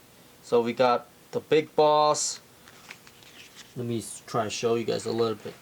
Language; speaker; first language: English; non-native, fluent; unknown